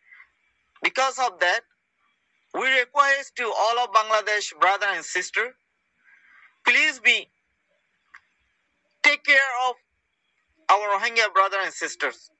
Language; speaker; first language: English; non-native, learner; Rohingya